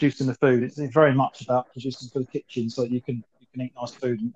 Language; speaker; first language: English; native; English